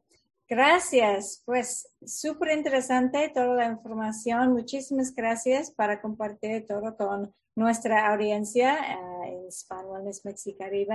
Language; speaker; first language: Spanish; non-native, fluent; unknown